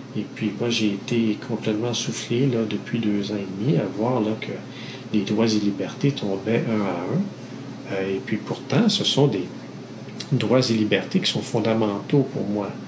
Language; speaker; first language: French; native; French